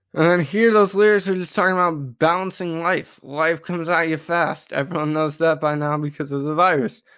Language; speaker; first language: English; native; English